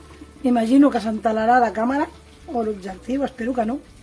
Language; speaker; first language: Catalan; native; Catalan